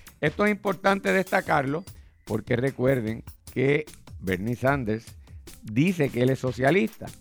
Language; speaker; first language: Spanish; native; Spanish